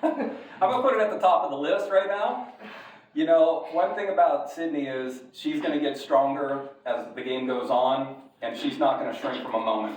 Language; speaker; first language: English; native; English